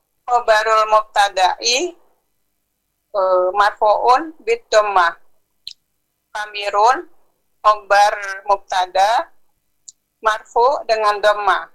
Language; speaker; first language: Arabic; non-native, learner; Indonesian